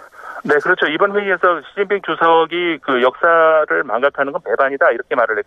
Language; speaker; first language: Korean; native; Korean